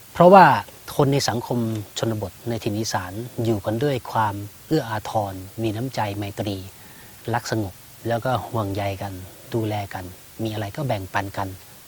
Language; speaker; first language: Thai; native; Thai